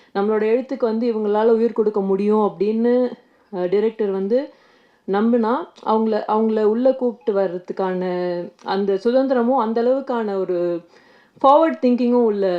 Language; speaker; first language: Tamil; native; Tamil